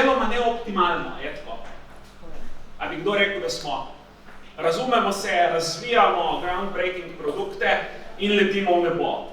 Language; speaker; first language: Slovenian; native; Slovenian